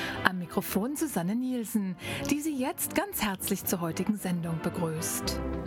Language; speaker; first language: German; native; German